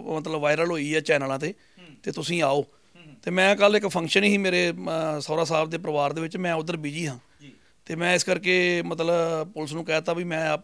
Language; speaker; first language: Punjabi; native; Punjabi